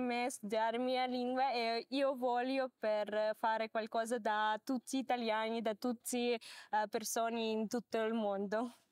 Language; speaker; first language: Italian; non-native, learner; Ukrainian